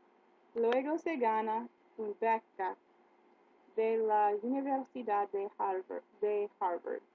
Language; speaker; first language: Spanish; non-native, learner; English